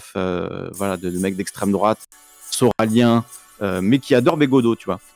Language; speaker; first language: French; native; French